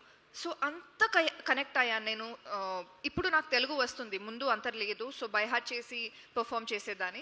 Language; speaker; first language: Telugu; non-native, learner; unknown